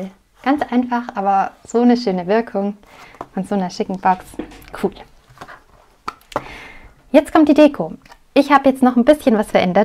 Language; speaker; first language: German; native; German